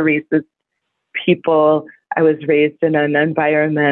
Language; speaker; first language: English; native; English